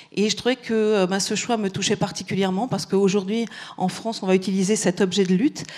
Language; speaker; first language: French; native; French